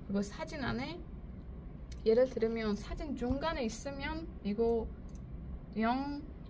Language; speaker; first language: Korean; non-native, learner; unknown